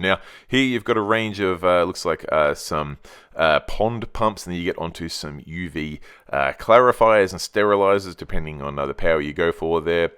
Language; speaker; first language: English; native; English